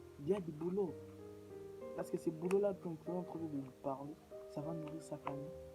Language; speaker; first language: French; non-native, local second language; Lingala